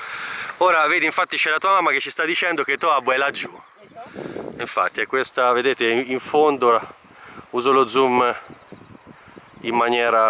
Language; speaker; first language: Italian; native; Italian